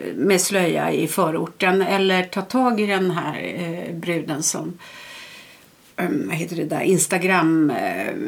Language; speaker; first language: Swedish; early bilingual, other home language; Estonian